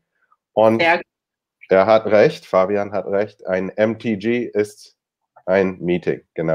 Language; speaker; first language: German; non-native, fluent; English